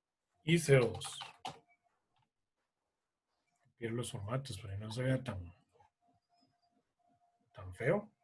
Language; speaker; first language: Spanish; native; Spanish